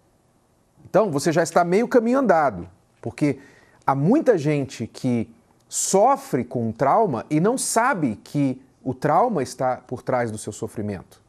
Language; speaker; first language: Portuguese; native; Portuguese